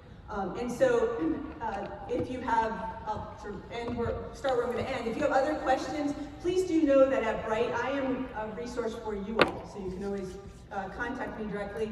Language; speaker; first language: English; native; English